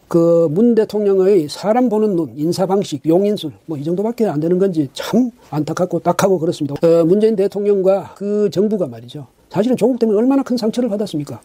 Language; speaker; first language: Korean; native; Korean